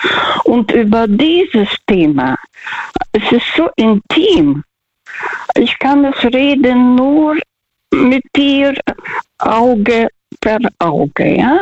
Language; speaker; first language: German; non-native, fluent; Russian